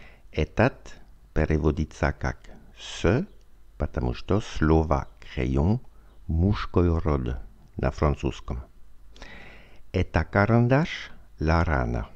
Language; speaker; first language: Russian; non-native, learner; French